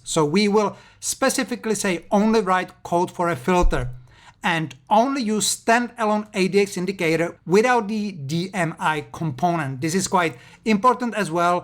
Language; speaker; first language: English; non-native, fluent; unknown